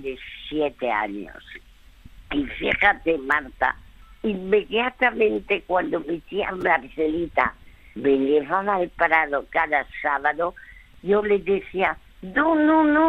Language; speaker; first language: Spanish; early bilingual, other home language; French